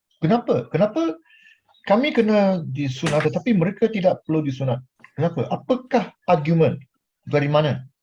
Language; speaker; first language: Malay; non-native, local second language; Chinese